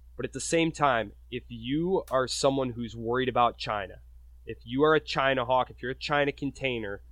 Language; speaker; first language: English; native; English